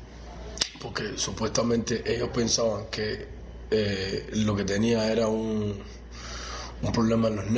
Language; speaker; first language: Spanish; native; Spanish